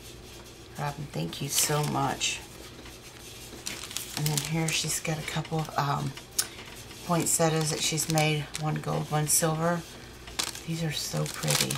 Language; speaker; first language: English; native; English